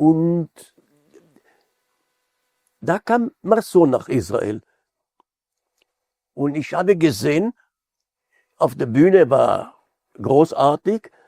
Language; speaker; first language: German; non-native, fluent; Hebrew